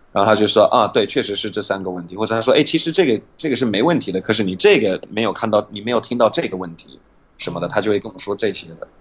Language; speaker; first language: Chinese; non-native, fluent; English